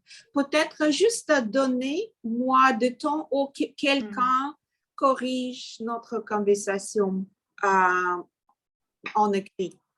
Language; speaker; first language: French; non-native, learner; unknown